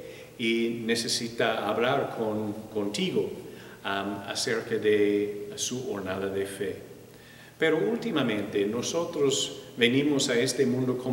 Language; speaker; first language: Spanish; non-native, fluent; English